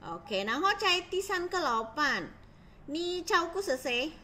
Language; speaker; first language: Chinese; non-native, learner; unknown